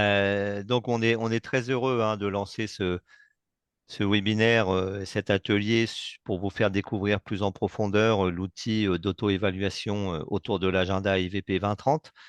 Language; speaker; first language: French; native; French